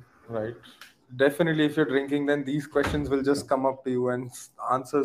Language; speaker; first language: English; non-native, local second language; Hindi